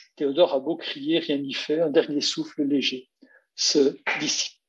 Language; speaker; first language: French; native; French